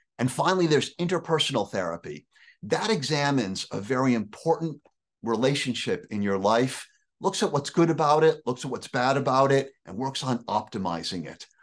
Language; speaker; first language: English; native; English